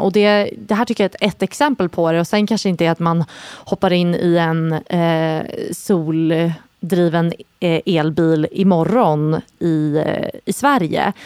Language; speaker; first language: Swedish; native; Swedish